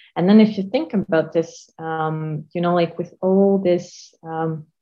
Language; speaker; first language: English; non-native, fluent; Russian